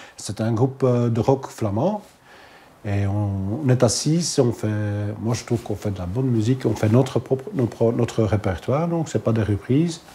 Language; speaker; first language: French; non-native, local second language; Dutch